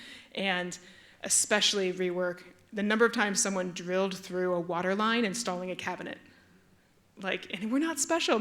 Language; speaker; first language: English; native; English